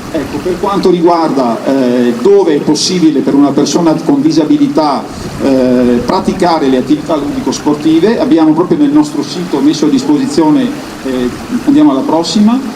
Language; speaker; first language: Italian; native; Italian